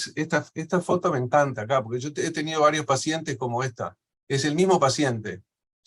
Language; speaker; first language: Spanish; native; Spanish